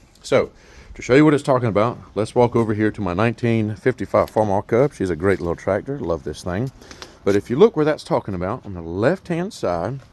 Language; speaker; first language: English; native; English